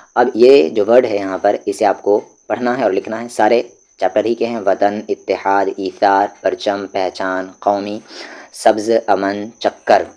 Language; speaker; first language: Urdu; native; Urdu